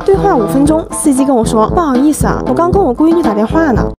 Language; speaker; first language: Chinese; native; Chinese